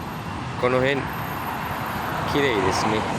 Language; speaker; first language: Japanese; non-native, learner; Sinhala